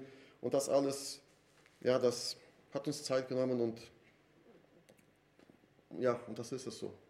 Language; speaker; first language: German; non-native, fluent; Portuguese